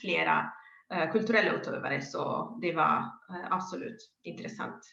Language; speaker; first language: Swedish; non-native, fluent; Italian